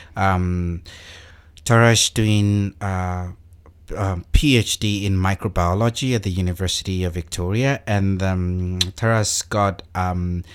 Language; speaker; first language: English; non-native, local second language; Yoruba